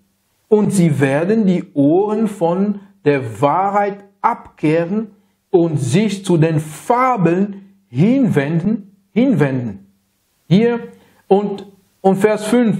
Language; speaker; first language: German; non-native, learner; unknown